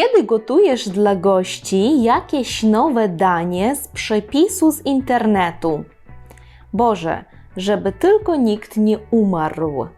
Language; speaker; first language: Polish; non-native, fluent; Ukrainian